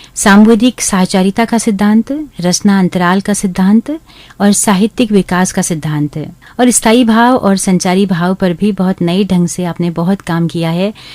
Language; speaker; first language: Hindi; native; Hindi